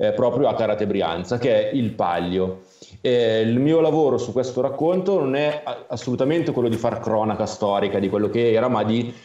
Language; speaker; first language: Italian; native; Italian